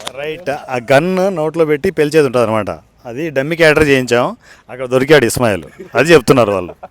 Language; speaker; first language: Telugu; native; Telugu